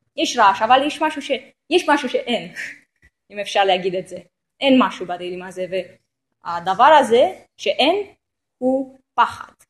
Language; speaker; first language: Hebrew; non-native, local second language; Arabic